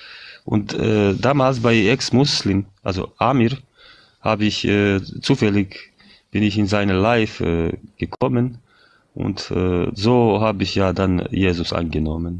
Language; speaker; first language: German; non-native, fluent; Bosnian